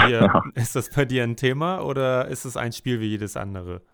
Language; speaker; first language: German; native; German